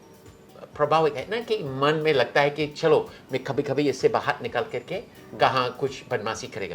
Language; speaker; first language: Hindi; non-native, fluent; English